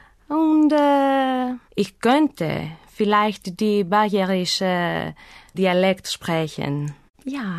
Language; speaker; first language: German; non-native, learner; Greek